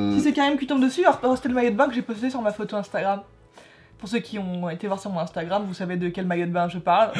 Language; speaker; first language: French; native; French